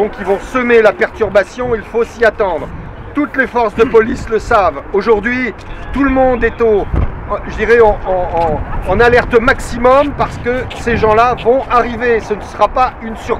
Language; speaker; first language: French; native; French